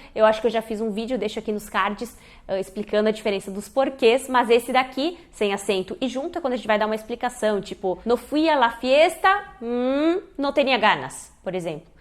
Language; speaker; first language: Portuguese; native; Portuguese